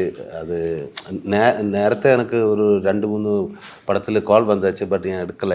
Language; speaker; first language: Tamil; non-native, learner; Malayalam